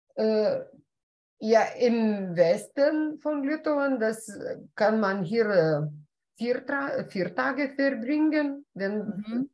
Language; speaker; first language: German; non-native, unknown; Lithuanian